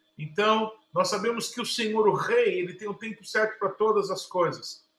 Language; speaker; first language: Portuguese; native; Portuguese